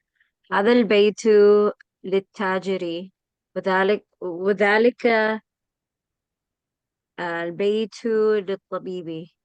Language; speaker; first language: Arabic; non-native, learner; English